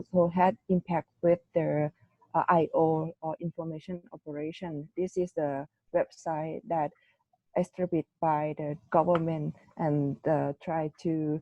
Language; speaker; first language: English; non-native, learner; Thai